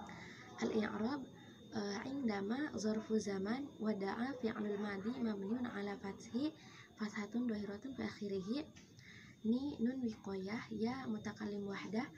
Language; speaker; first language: Arabic; non-native, learner; Indonesian